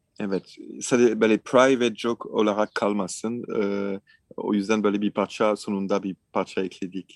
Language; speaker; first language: Turkish; non-native, fluent; French